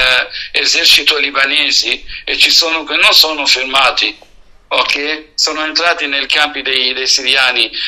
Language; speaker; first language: Italian; non-native, fluent; Arabic